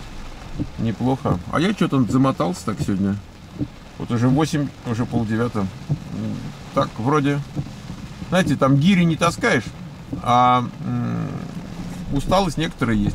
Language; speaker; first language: Russian; native; Russian